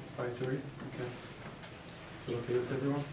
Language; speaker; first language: English; native; English